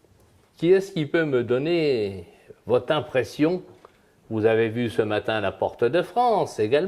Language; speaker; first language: French; native; French